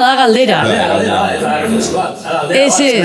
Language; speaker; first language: Basque; native; Basque